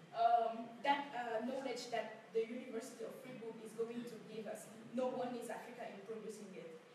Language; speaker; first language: English; non-native, fluent; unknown